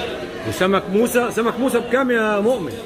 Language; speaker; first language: Arabic; native; Arabic